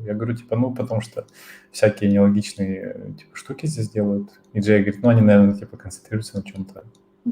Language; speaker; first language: Russian; native; Russian